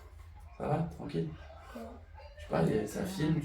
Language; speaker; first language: French; native; French